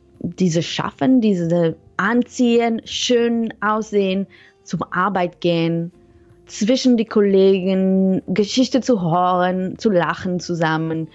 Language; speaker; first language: German; non-native, fluent; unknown